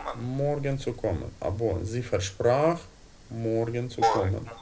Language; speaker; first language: German; non-native, fluent; Ukrainian